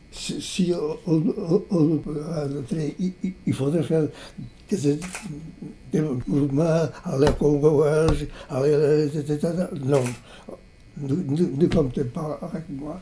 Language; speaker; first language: French; non-native, fluent; Portuguese